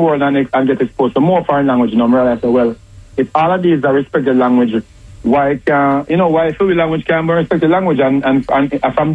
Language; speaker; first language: English; non-native, local second language; Jamaican Creole English